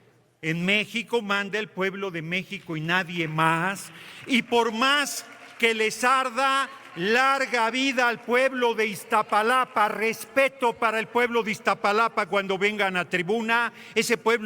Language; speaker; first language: Spanish; native; Spanish